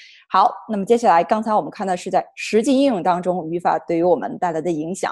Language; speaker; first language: Chinese; native; Chinese